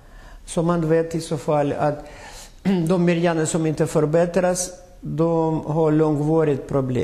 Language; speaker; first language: Swedish; non-native, fluent; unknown